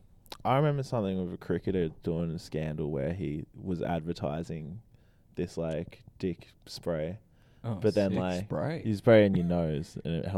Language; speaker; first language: English; native; English